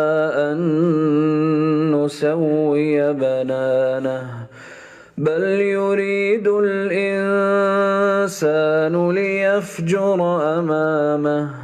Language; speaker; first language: Arabic; native; Arabic